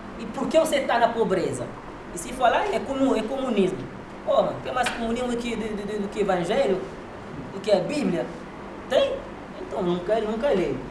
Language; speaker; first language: Portuguese; non-native, local second language; Kabuverdianu